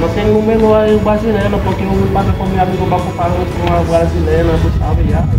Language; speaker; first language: Portuguese; non-native, learner; Haitian Creole